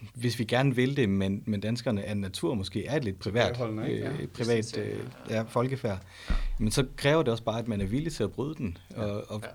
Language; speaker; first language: Danish; native; Danish